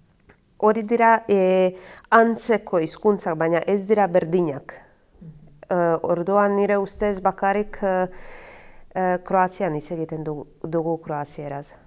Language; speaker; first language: Basque; non-native, learner; Croatian